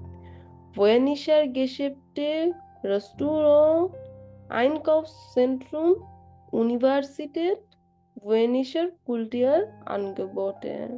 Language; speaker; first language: German; non-native, learner; Bangla